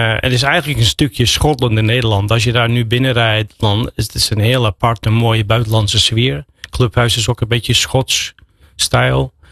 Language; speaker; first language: Dutch; non-native, fluent; English